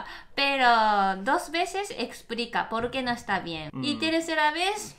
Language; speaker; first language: Spanish; non-native, learner; Japanese